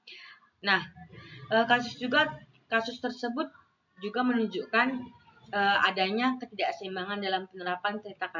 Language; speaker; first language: Indonesian; non-native, local second language; Balinese